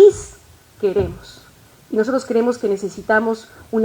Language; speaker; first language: Spanish; native; Spanish